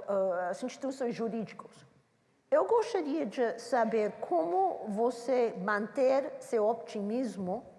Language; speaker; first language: Portuguese; non-native, learner; English